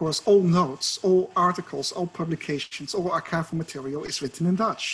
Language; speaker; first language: English; non-native, fluent; Dutch